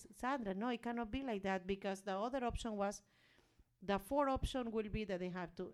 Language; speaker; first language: English; non-native, learner; Spanish